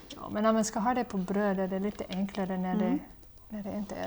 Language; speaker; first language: Swedish; non-native, fluent; English